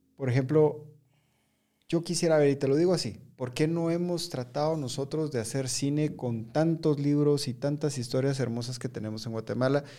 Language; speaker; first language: Spanish; native; Spanish